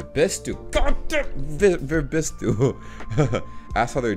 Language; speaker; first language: German; non-native, learner; English